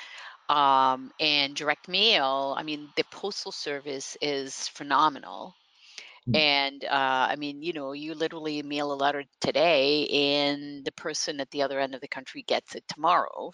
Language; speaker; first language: English; non-native, fluent; Dutch